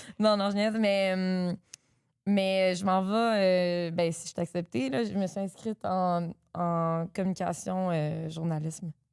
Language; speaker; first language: French; native; French